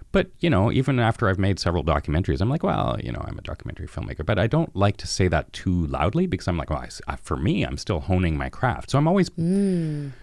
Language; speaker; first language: English; native; English